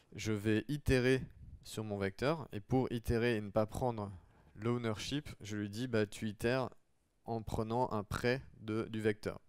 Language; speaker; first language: French; native; French